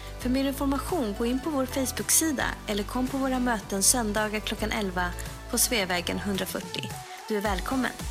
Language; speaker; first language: Swedish; native; Swedish